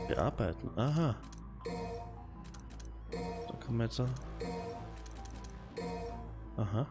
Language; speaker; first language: German; native; German